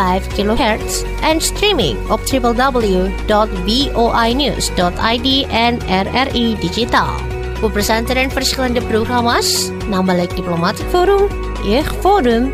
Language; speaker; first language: Dutch; non-native, fluent; Indonesian